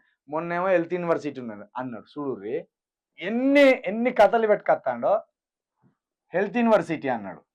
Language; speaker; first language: Telugu; native; Telugu